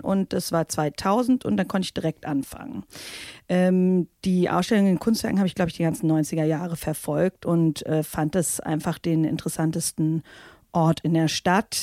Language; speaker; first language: German; native; German